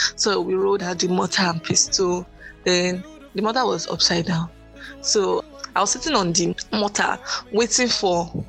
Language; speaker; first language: English; non-native, local second language; Yoruba